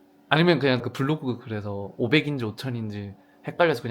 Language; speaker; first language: Korean; native; Korean